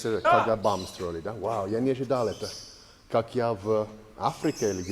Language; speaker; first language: Russian; non-native, learner; English